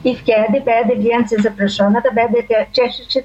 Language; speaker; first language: Polish; early bilingual, heritage; Portuguese